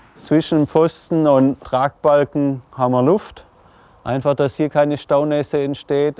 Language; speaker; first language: German; native; German